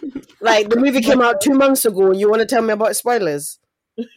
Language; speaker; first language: English; native; English